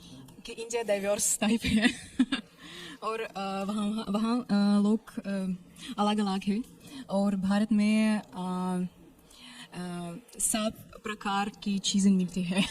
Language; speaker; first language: Hindi; non-native, learner; Russian